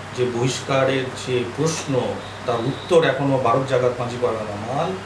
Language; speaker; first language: Bangla; non-native, local second language; Santali